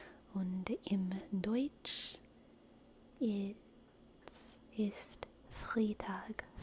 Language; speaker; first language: German; non-native, learner; English